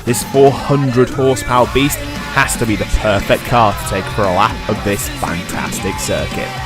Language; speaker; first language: English; native; English